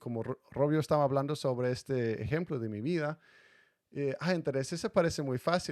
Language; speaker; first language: Spanish; non-native, fluent; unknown